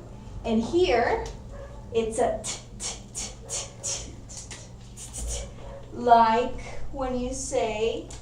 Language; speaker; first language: English; non-native, fluent; Spanish